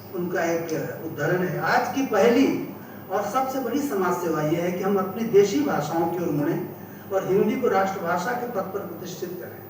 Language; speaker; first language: Hindi; native; Hindi